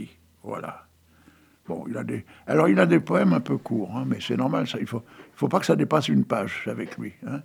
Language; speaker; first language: French; native; French